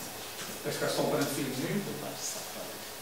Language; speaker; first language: Swedish; non-native, learner; Dutch